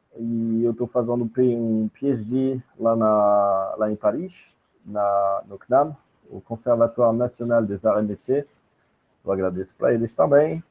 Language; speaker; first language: Portuguese; non-native, fluent; French